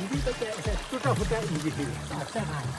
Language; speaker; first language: Hindi; non-native, learner; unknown